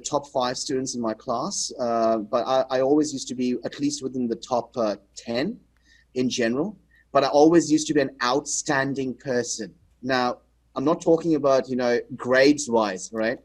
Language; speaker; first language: English; non-native, local second language; Bangla